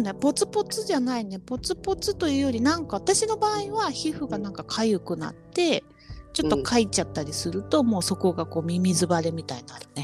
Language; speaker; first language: Japanese; native; Japanese